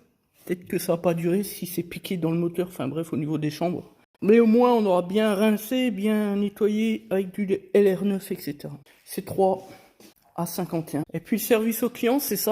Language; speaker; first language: French; native; French